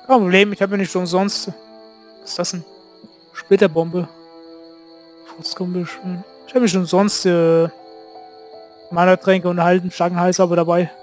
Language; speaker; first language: German; native; German